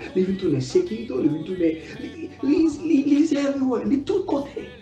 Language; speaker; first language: English; non-native, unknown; Haitian Creole